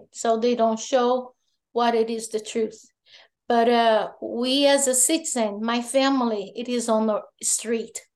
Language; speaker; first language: English; non-native, fluent; Portuguese